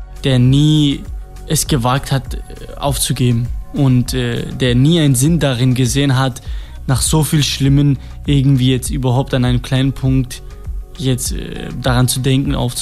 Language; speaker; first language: German; non-native, fluent; Kurdish